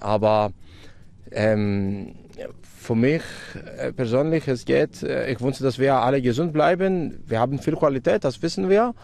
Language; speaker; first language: German; non-native, fluent; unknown